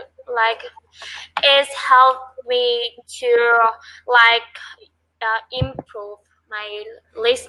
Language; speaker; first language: English; non-native, learner; Vietnamese